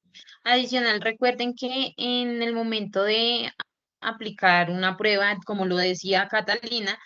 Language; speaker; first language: Spanish; native; Spanish